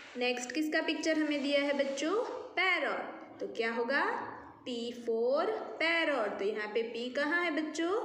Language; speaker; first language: Hindi; non-native, local second language; Gujarati